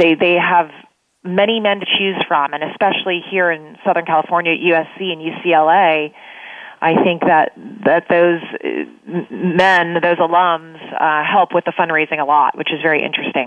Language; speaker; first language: English; native; English